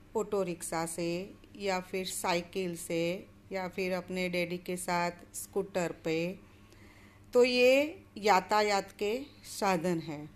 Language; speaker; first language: Hindi; non-native, local second language; Gujarati